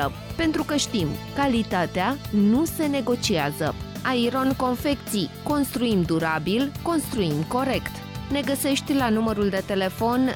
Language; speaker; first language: Romanian; native; Romanian